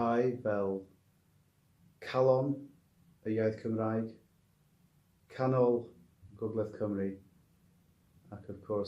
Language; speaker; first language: Welsh; non-native, learner; English